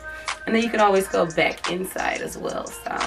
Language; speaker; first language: English; native; English